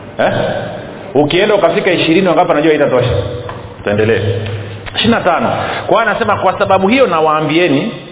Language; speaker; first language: Swahili; native; Swahili